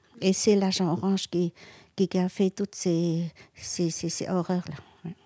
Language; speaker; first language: French; non-native, local second language; Vietnamese